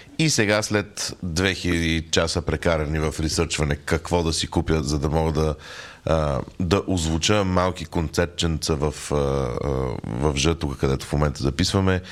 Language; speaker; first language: Bulgarian; native; Bulgarian